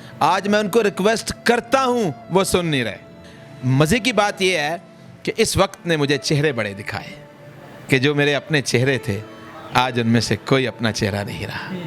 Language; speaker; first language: Urdu; non-native, local second language; Punjabi